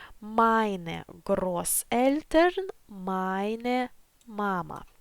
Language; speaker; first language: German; non-native, fluent; Ukrainian